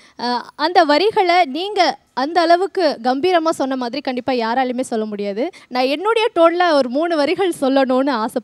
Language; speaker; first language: Tamil; native; Tamil